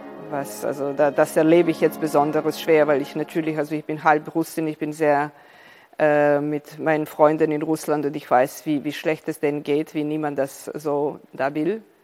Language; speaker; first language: German; non-native, fluent; Serbian